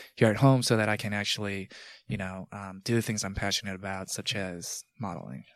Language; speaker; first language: English; native; English